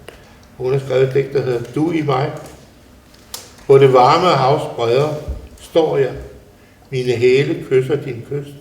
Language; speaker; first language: Danish; native; Danish